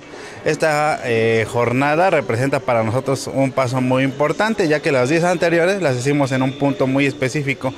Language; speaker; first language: Spanish; native; Spanish